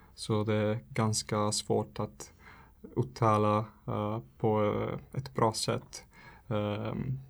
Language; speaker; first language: Swedish; non-native, fluent; Italian